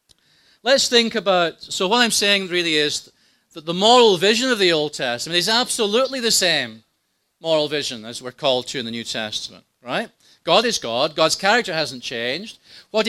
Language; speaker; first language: English; native; English